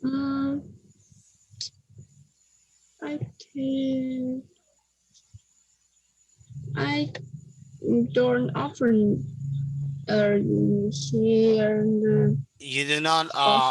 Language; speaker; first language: English; non-native, learner; Vietnamese